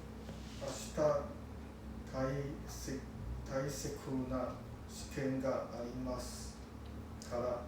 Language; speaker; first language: Japanese; non-native, learner; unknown